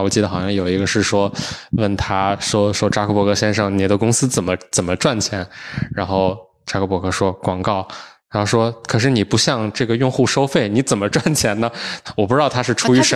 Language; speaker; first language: Chinese; native; Chinese